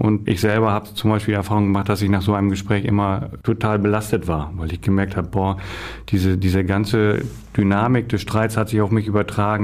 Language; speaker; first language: German; native; German